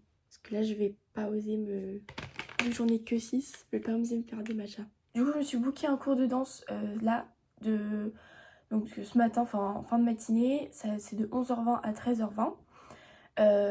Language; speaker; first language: French; native; French